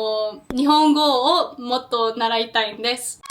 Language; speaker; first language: Japanese; early bilingual, other home language; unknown